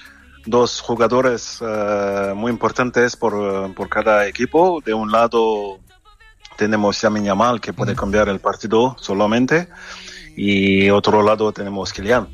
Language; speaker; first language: Spanish; non-native, fluent; French